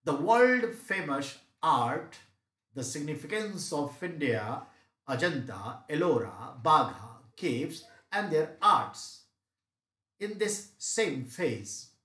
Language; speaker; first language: English; non-native, local second language; Hindi